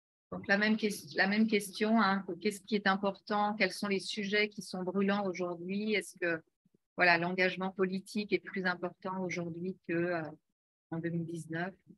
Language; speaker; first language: French; native; French